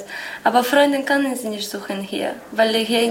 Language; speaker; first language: German; non-native, learner; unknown